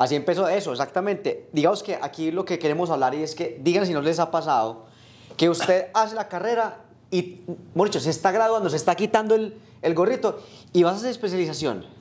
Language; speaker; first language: Spanish; native; Spanish